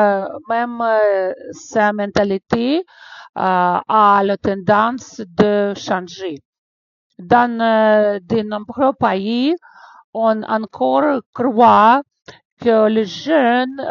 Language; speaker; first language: French; non-native, fluent; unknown